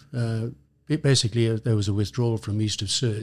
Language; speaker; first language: English; native; English